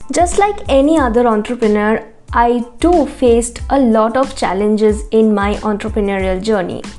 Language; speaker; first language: English; non-native, local second language; Bangla